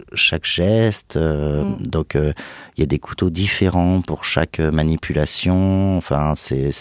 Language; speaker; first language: French; native; French